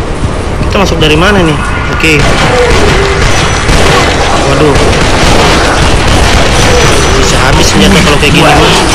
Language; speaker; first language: Indonesian; native; Indonesian